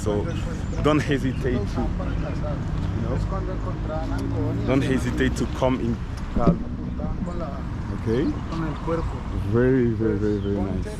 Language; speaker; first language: English; non-native, fluent; French